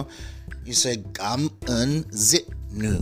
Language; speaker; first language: Vietnamese; non-native, learner; English